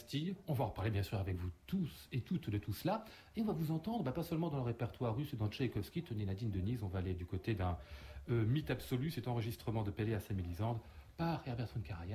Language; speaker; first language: French; native; French